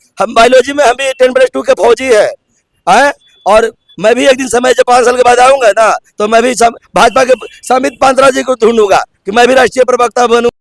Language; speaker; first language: Hindi; native; Hindi